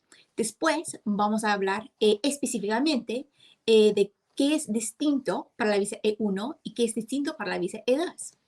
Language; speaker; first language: Spanish; non-native, fluent; English